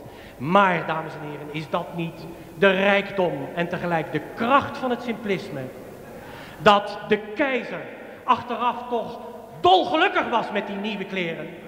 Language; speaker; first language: Dutch; native; Dutch